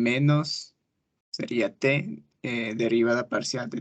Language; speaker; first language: Spanish; native; Spanish